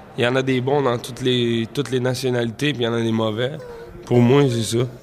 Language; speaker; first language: French; native; French